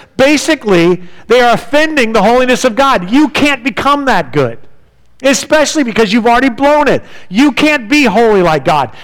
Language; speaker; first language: English; native; English